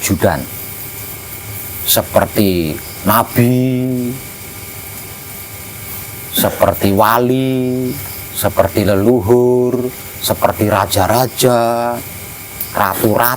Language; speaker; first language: Indonesian; non-native, local second language; Javanese